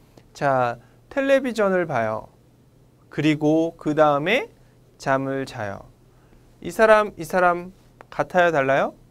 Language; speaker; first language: Korean; non-native, fluent; Vietnamese